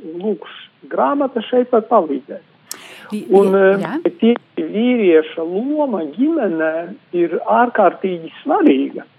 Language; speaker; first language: Latvian; non-native, local second language; Polish